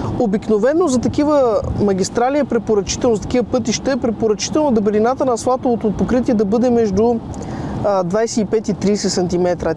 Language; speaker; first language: Bulgarian; native; Bulgarian